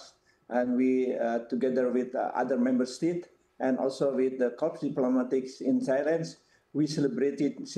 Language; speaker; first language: English; non-native, fluent; Indonesian